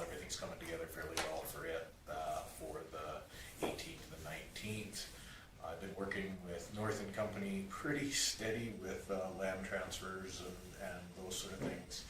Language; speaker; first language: English; native; English